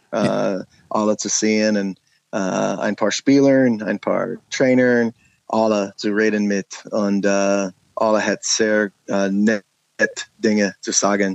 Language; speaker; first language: German; non-native, learner; English